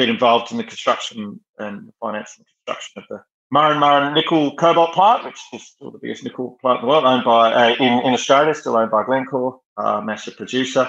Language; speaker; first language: English; native; English